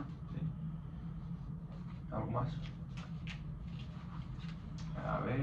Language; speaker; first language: Spanish; non-native, fluent; English